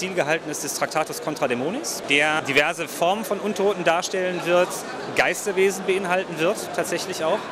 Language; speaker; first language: German; native; German